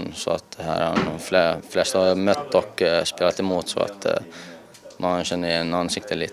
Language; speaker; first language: Swedish; non-native, fluent; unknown